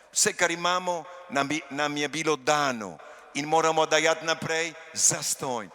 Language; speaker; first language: Slovenian; early bilingual, heritage; Slovenian